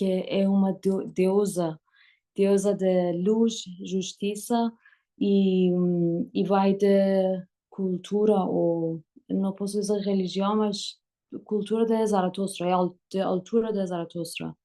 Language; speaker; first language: Portuguese; non-native, learner; Persian